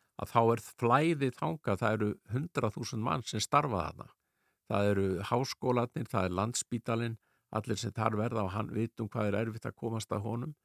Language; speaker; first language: Icelandic; native; Icelandic